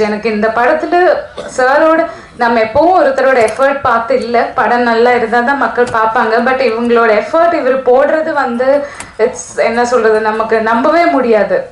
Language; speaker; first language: Tamil; non-native, fluent; Malayalam